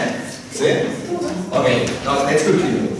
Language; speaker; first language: English; non-native, fluent; Catalan